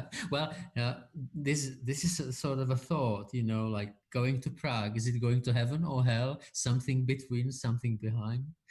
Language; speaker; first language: English; non-native, fluent; Czech